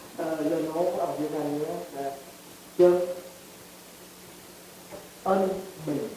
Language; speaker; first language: French; non-native, fluent; Vietnamese